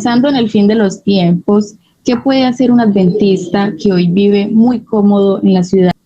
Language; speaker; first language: Spanish; native; Spanish